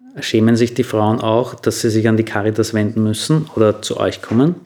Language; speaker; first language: German; native; German